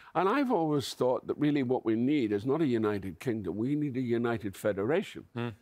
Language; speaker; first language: English; native; English